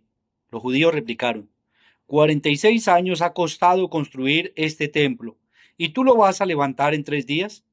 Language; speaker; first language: Spanish; native; Spanish